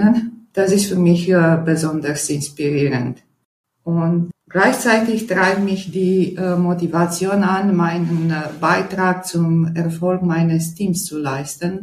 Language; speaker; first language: German; non-native, fluent; Romanian